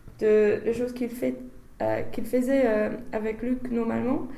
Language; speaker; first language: French; non-native, learner; English